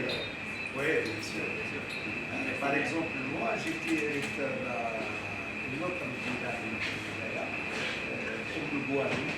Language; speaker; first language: French; non-native, local second language; Arabic